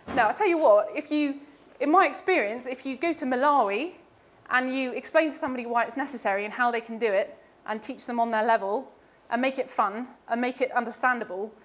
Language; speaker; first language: English; native; English